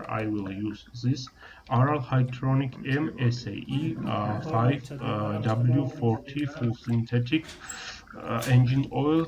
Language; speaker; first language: English; non-native, learner; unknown